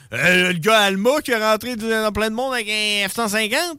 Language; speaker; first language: French; native; French